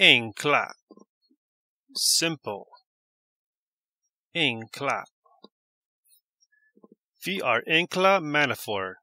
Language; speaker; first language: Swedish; non-native, learner; English